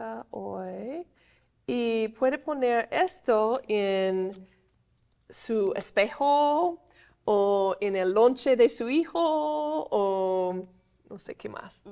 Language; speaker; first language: Spanish; non-native, fluent; English